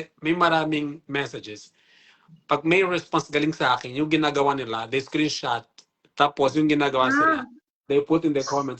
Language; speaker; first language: Filipino; non-native, learner; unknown